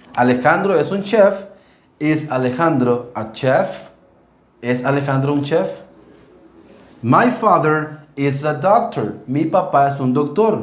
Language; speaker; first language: Spanish; native; Spanish